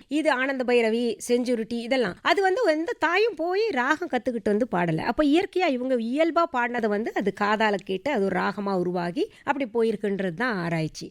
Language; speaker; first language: Tamil; non-native, local second language; Hindi